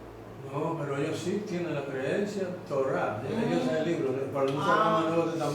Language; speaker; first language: Spanish; native; Spanish